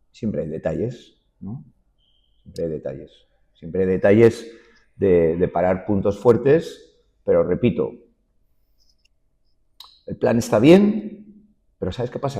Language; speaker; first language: Spanish; native; Spanish